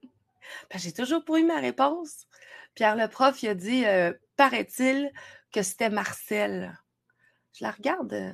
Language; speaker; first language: French; native; French